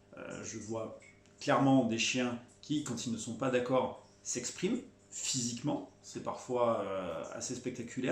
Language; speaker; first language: French; native; French